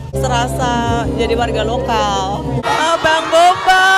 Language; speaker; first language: Indonesian; native; Indonesian